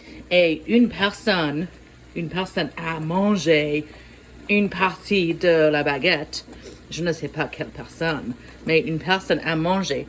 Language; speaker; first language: French; non-native, fluent; English